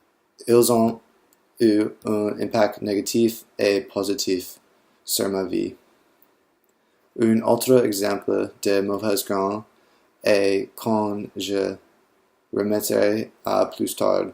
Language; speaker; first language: French; non-native, learner; English